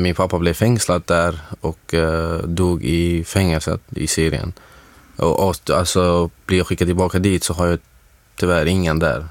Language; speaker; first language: Swedish; non-native, fluent; Arabic